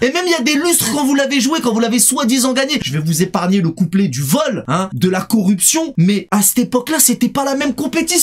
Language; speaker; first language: French; native; French